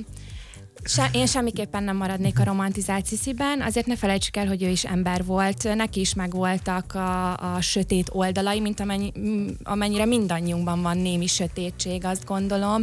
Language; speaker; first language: Hungarian; native; Hungarian